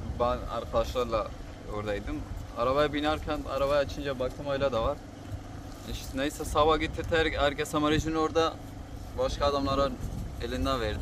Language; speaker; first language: Turkish; non-native, learner; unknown